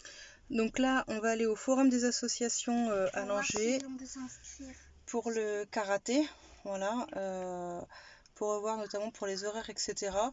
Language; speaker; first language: French; native; French